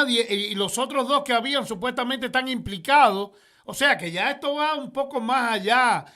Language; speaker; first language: Spanish; native; Spanish